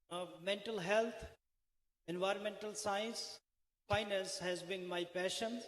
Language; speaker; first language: English; non-native, local second language; Hindi